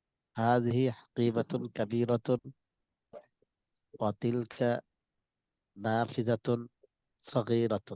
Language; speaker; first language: Arabic; non-native, learner; Bangla